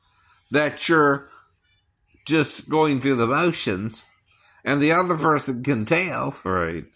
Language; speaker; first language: English; native; English